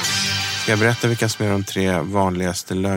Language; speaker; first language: Swedish; early bilingual, other home language; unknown